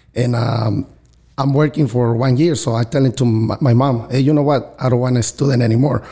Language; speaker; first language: English; non-native, learner; Spanish